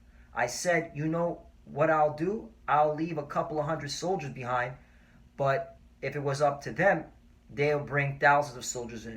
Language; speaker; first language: English; native; English